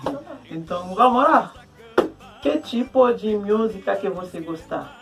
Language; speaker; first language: Portuguese; non-native, learner; Haitian Creole